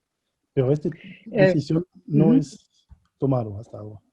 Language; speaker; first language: Spanish; non-native, fluent; German